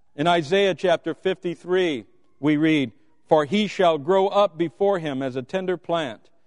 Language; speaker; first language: English; native; English